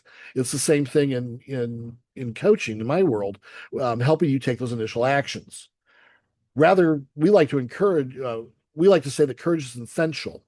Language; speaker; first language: English; native; English